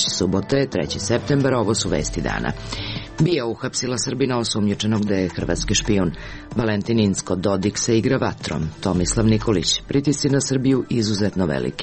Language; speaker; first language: Serbian; native; Serbian